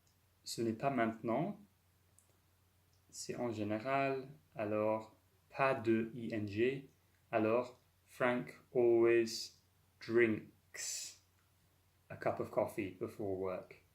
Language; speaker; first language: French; non-native, fluent; English